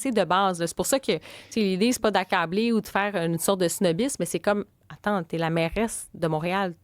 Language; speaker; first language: French; native; French